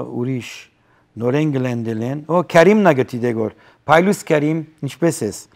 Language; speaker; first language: Armenian; early bilingual, heritage; Armenian